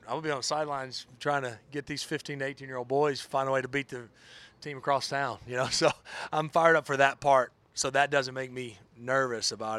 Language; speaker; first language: English; native; English